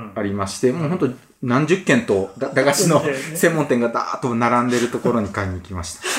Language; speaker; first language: Japanese; native; Japanese